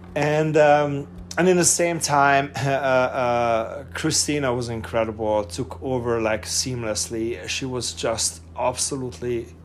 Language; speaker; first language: English; non-native, fluent; Hungarian